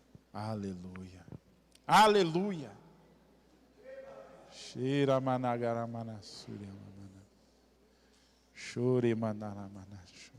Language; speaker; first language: Portuguese; native; Portuguese